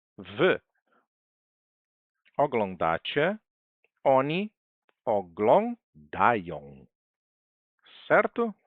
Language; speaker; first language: Polish; non-native, fluent; Portuguese